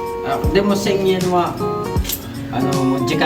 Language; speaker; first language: Japanese; non-native, learner; Filipino